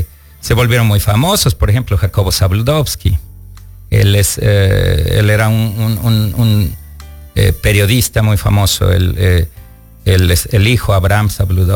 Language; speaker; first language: Spanish; native; Spanish